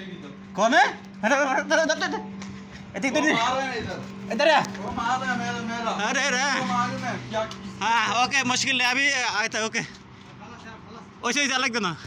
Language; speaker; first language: Hindi; non-native, learner; Bangla